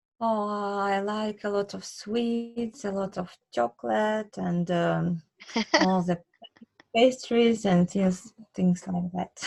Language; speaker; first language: English; non-native, learner; Russian